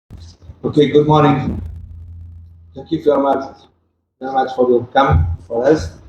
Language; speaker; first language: English; non-native, learner; Portuguese